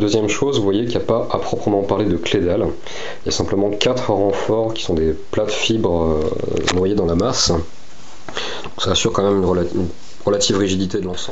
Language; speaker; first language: French; native; French